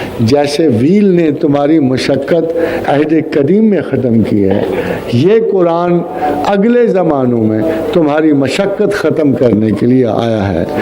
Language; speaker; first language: Urdu; non-native, local second language; Punjabi